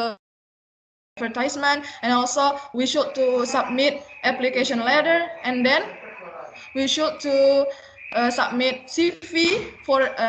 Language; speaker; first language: English; non-native, learner; Indonesian